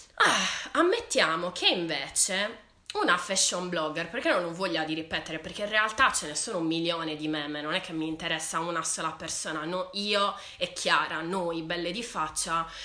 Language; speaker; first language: Italian; native; Italian